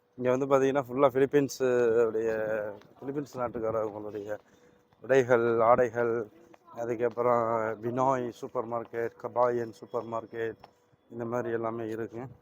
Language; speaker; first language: Tamil; native; Tamil